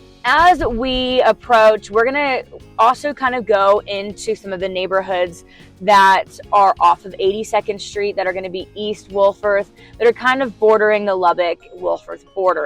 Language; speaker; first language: English; native; English